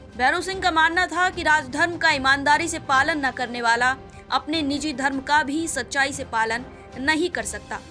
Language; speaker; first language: Hindi; native; Hindi